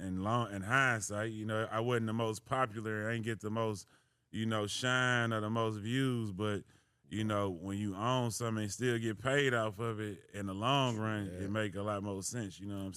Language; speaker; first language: English; native; English